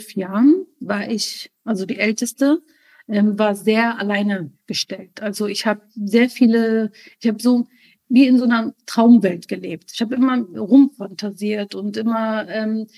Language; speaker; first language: German; early bilingual, other home language; Arabic